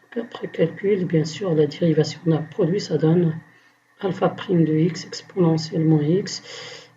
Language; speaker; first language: French; non-native, local second language; Arabic